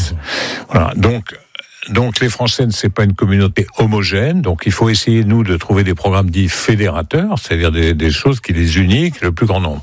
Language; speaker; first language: French; native; French